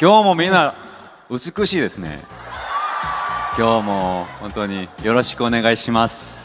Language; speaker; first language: Japanese; non-native, learner; Korean